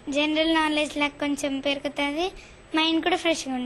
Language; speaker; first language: Telugu; native; Telugu